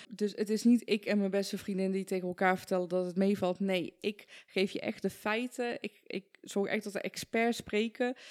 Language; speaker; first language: Dutch; early bilingual, other home language; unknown